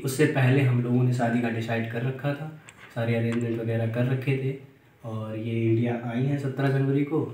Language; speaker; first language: Hindi; native; Hindi